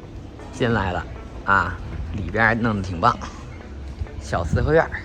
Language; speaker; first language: Chinese; native; Chinese